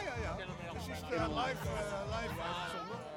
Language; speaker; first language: German; non-native, learner; Dutch